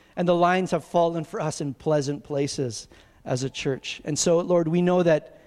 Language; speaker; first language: English; native; English